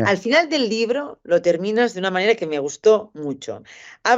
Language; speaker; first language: Spanish; native; Spanish